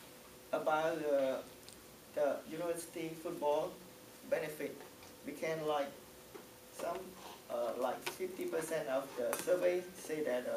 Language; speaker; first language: English; non-native, learner; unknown